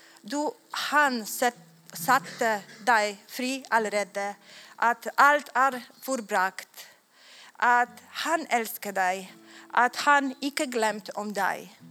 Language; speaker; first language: Swedish; non-native, learner; Polish